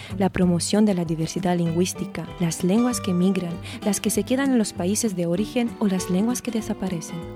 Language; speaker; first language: Spanish; non-native, fluent; Romanian